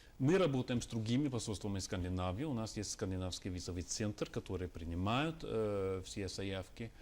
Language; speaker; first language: Russian; non-native, fluent; Norwegian